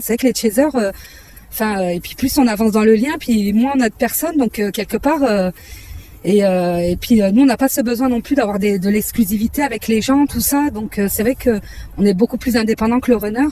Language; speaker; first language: French; native; French